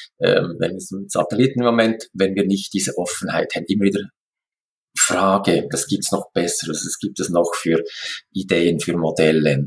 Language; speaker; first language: German; native; German